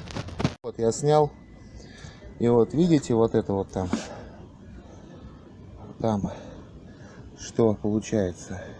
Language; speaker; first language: Russian; native; Russian